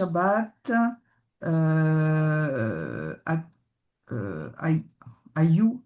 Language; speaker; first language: Hebrew; non-native, learner; French